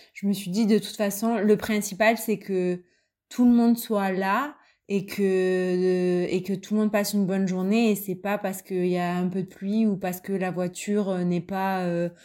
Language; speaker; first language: French; native; French